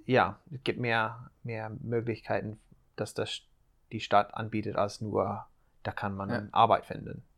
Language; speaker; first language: German; non-native, fluent; English